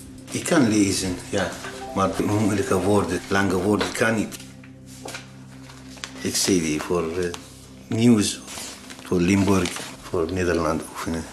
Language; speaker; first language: Dutch; non-native, learner; Arabic